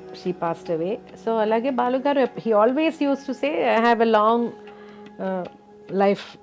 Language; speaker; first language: Telugu; non-native, learner; Malayalam